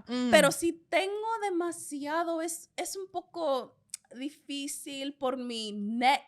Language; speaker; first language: Spanish; non-native, learner; English